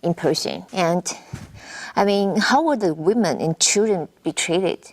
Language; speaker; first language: English; non-native, fluent; Chinese